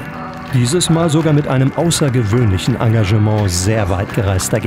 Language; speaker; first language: German; native; German